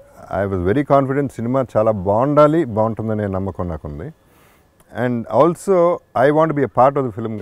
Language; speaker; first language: Telugu; native; Telugu